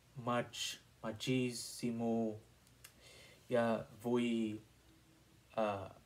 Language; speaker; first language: Spanish; non-native, learner; English